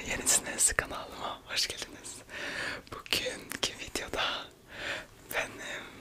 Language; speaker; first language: Turkish; early bilingual, heritage; Turkish